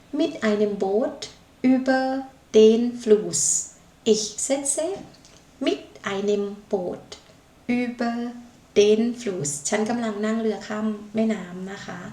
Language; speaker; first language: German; non-native, learner; Thai